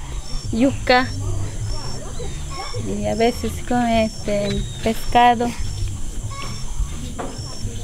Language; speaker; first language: Spanish; non-native, local second language; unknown